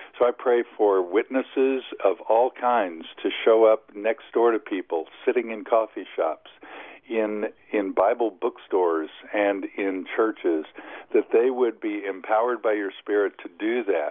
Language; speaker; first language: English; native; English